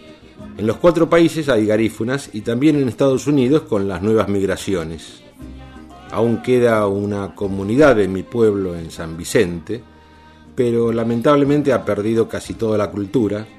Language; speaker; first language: Spanish; native; Spanish